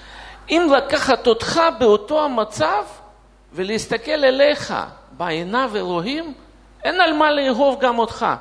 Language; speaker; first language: Hebrew; non-native, fluent; Russian